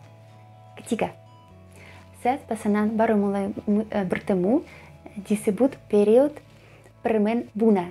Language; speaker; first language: Indonesian; non-native, fluent; Russian